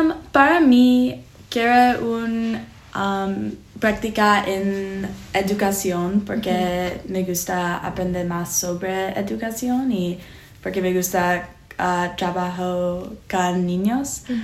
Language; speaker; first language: Spanish; non-native, learner; English